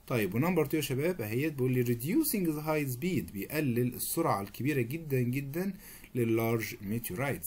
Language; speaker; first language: Arabic; native; Arabic